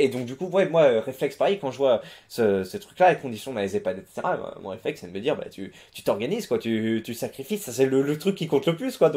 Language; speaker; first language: French; native; French